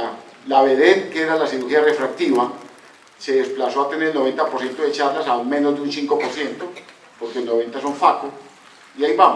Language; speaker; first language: Spanish; native; Spanish